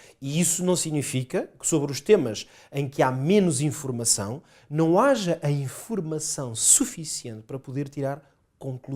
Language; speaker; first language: Portuguese; native; Portuguese